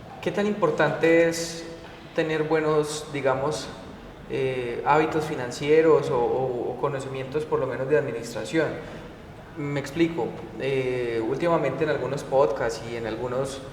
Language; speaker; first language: Spanish; native; Spanish